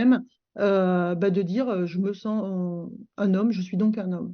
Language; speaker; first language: French; native; French